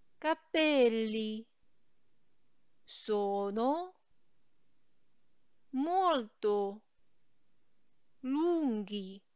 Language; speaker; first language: Italian; non-native, fluent; Chinese